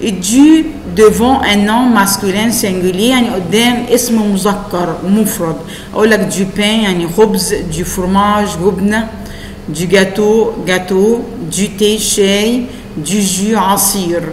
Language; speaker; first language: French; non-native, fluent; Arabic